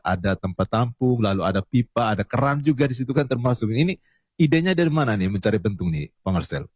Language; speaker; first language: Indonesian; native; Indonesian